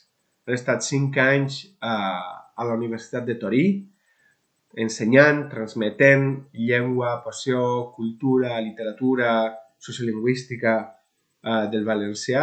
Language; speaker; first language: Catalan; non-native, local second language; Spanish